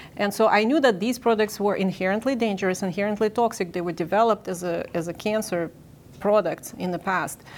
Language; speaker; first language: English; non-native, fluent; Ukrainian